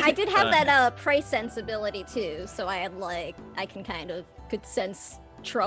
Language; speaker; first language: English; native; English